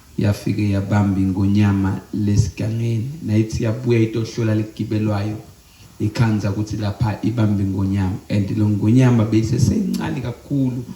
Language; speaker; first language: Zulu; non-native, local second language; Swati